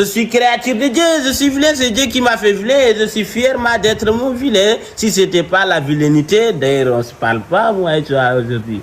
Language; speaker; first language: French; non-native, local second language; Fula